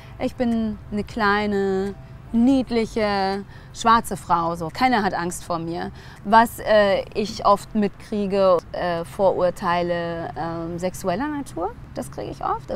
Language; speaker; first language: German; early bilingual, other home language; Tigrinya